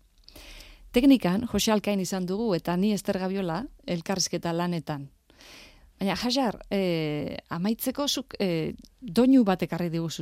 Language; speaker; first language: Basque; native; Basque